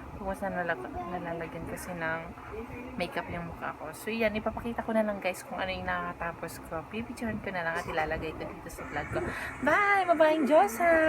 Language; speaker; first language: Filipino; native; Filipino